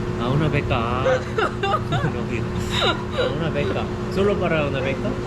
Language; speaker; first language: Spanish; non-native, learner; Korean